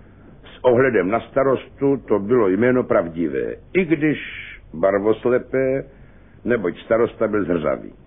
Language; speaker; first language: Czech; native; Czech